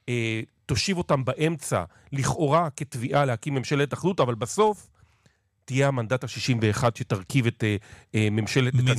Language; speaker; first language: Hebrew; native; Hebrew